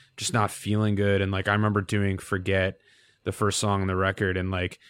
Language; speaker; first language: English; native; English